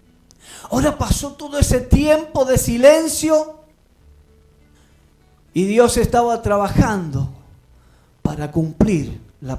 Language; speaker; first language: Spanish; native; Spanish